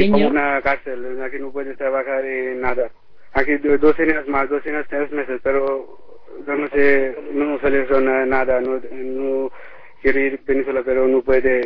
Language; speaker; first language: Spanish; non-native, learner; Bangla